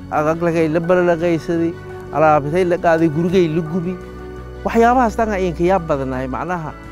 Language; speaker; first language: Somali; native; Somali